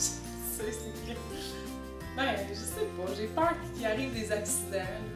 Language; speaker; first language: French; native; French